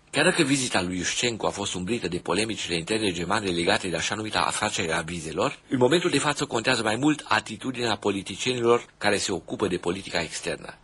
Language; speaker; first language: Romanian; non-native, local second language; German